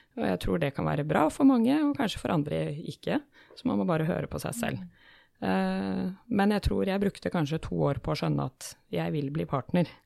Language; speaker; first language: Norwegian; native; Norwegian